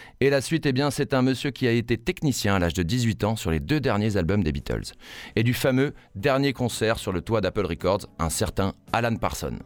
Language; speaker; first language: French; native; French